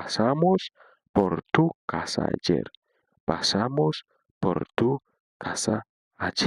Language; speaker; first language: Spanish; non-native, fluent; Haitian Creole